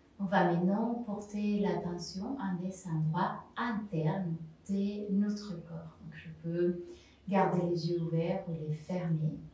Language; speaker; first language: French; non-native, fluent; Spanish